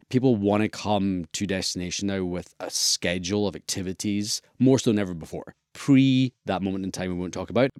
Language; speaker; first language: English; native; English